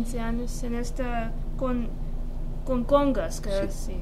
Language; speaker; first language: Spanish; non-native, fluent; English